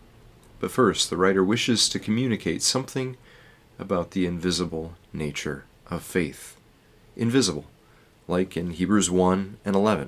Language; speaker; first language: English; native; English